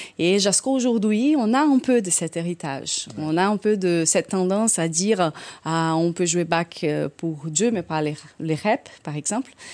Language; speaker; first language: French; non-native, fluent; Portuguese